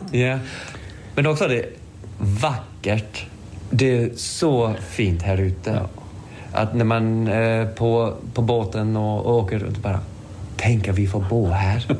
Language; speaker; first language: Swedish; non-native, fluent; English